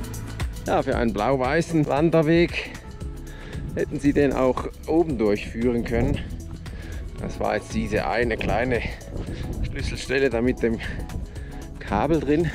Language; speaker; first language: German; native; German